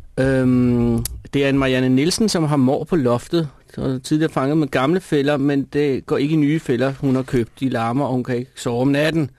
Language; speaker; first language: Danish; native; Danish